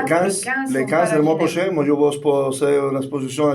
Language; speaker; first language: French; non-native, learner; Spanish